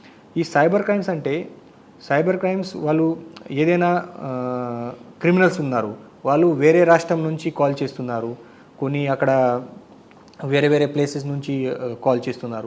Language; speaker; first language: Telugu; non-native, learner; Marathi